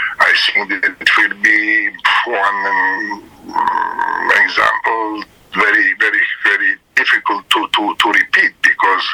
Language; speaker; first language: English; non-native, learner; Serbian